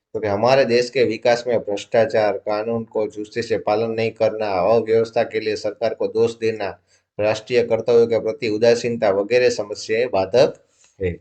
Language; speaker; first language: Hindi; non-native, local second language; Gujarati